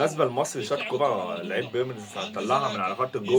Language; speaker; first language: Arabic; native; Arabic